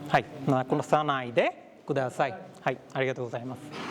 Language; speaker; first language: Japanese; non-native, fluent; Bangla